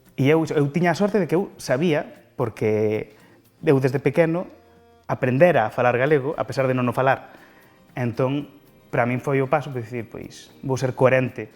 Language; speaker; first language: Galician; non-native, local second language; Spanish